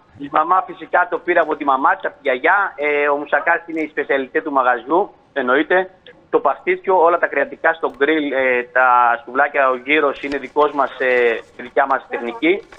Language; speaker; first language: Greek; early bilingual, heritage; Greek